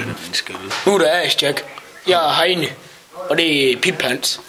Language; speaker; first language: Danish; native; Danish